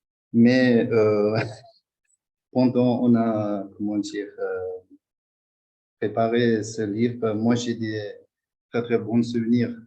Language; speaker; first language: French; non-native, fluent; Tibetan